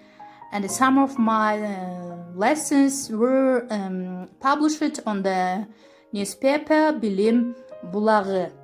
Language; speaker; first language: English; non-native, fluent; Kyrgyz